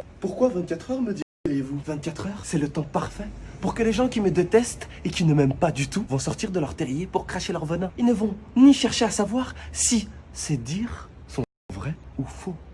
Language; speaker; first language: French; native; French